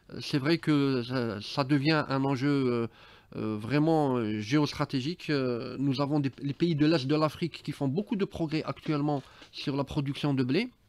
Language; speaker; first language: French; non-native, local second language; Arabic